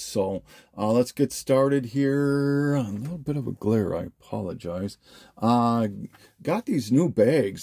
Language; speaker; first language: English; native; English